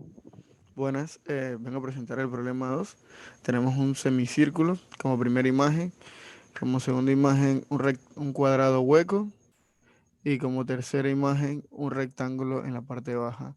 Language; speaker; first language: Spanish; native; Spanish